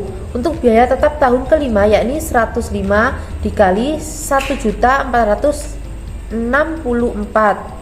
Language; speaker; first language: Indonesian; native; Indonesian